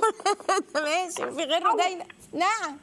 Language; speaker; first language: Arabic; native; Arabic